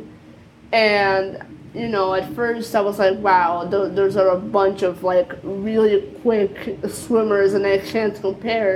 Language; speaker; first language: English; early bilingual, other home language; Spanish